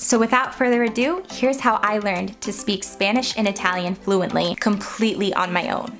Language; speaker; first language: English; native; English